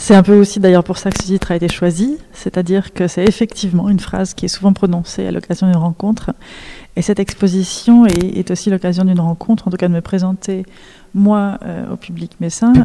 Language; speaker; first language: French; native; French